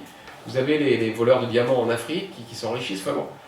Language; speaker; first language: French; native; French